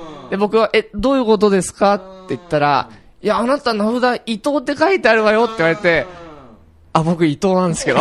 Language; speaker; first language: Japanese; native; Japanese